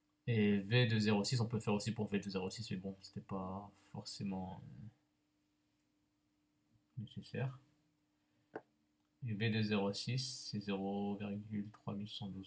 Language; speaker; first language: French; native; French